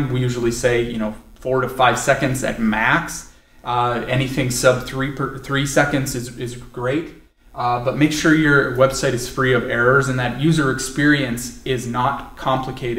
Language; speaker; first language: English; native; English